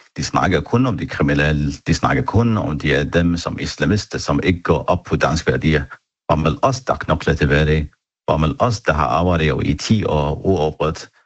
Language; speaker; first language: Danish; non-native, fluent; Arabic